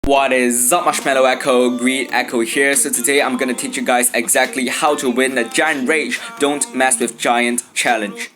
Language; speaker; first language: English; non-native, fluent; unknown